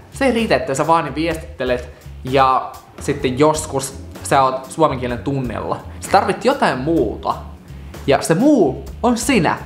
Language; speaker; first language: Finnish; non-native, fluent; Russian